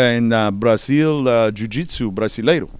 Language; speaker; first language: Portuguese; non-native, learner; Spanish